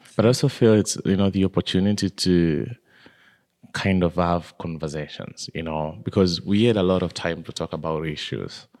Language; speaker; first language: English; non-native, local second language; Kikuyu